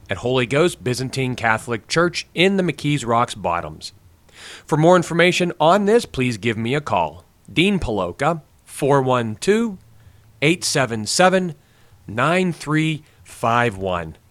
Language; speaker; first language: English; native; English